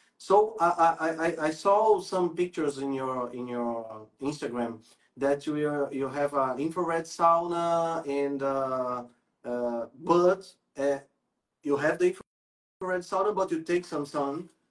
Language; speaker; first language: English; non-native, fluent; Portuguese